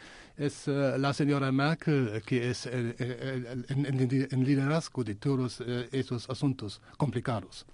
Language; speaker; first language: Spanish; non-native, learner; German